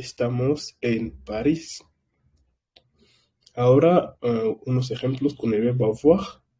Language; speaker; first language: Spanish; non-native, fluent; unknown